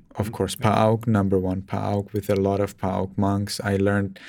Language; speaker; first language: English; non-native, fluent; Czech